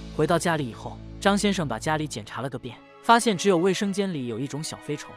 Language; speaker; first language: Chinese; native; Chinese